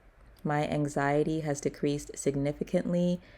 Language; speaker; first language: English; native; English